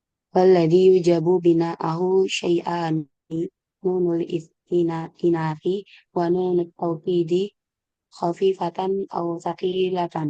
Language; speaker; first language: Arabic; non-native, learner; Indonesian